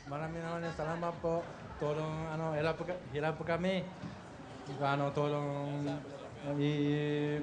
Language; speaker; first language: Filipino; non-native, learner; Japanese